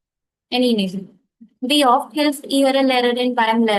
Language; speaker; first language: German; non-native, learner; Hindi